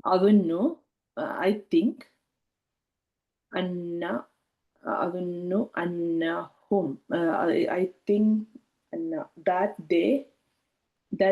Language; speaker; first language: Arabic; non-native, learner; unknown